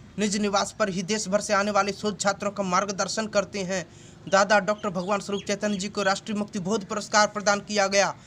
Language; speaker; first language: Hindi; native; Hindi